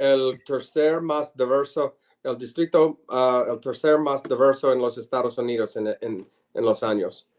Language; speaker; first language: Spanish; non-native, learner; English